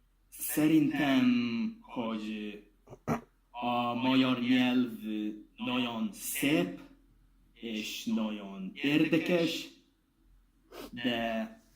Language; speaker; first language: Hungarian; non-native, learner; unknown